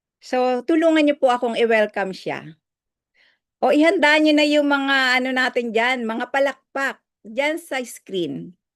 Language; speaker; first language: Filipino; native; Filipino